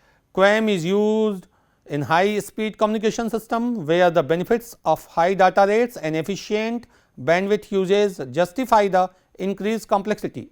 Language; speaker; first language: English; non-native, local second language; Hindi